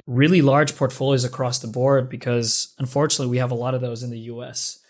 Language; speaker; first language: English; non-native, local second language; Filipino